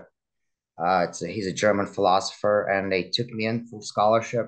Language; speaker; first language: English; early bilingual, other home language; Russian